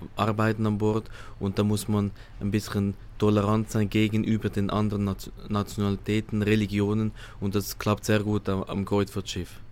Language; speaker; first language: German; native; German